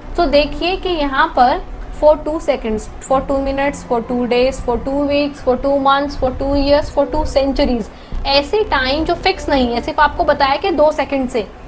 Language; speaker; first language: Hindi; native; Hindi